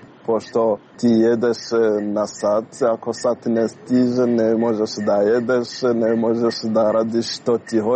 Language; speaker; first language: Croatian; non-native, learner; Rundi